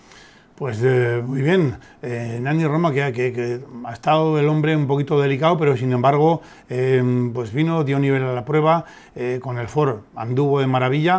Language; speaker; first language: Spanish; native; Spanish